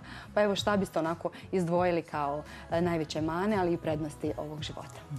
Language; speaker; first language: Croatian; native; Croatian